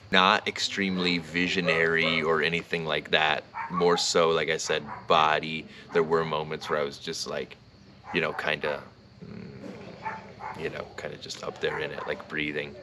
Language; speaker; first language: English; native; English